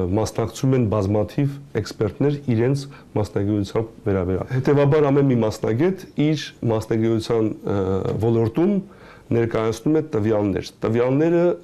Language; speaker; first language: Armenian; early bilingual, heritage; Armenian